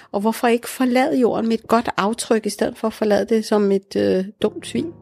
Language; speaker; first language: Danish; early bilingual, other home language; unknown